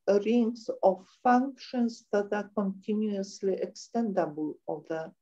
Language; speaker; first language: English; non-native, fluent; Polish